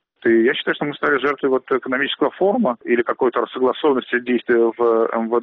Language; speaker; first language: Russian; native; Russian